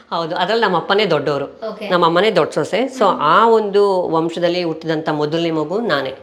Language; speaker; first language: Kannada; native; Kannada